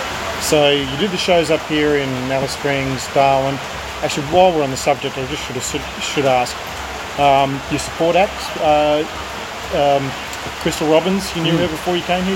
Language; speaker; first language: English; native; English